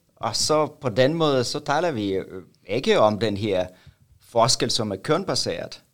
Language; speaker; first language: Danish; non-native, fluent; Russian